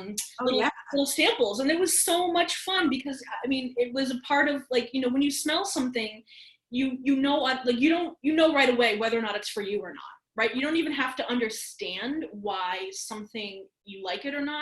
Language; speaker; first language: English; native; English